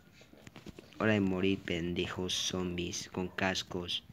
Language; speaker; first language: Spanish; native; Spanish